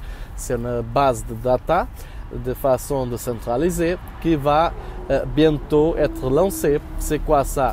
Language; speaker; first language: French; non-native, learner; Portuguese